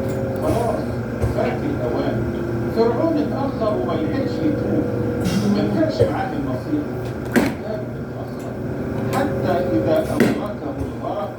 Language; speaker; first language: Arabic; native; Arabic